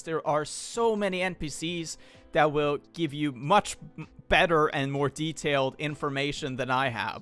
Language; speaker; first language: English; non-native, fluent; Swedish